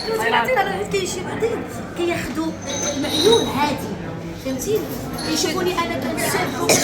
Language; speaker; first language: Arabic; native; Arabic